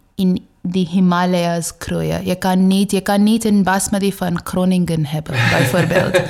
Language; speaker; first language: Dutch; non-native, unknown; Bangla